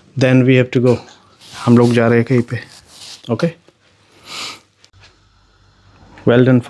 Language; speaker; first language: Hindi; native; Hindi